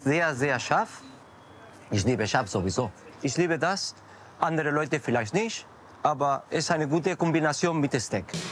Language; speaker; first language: German; non-native, learner; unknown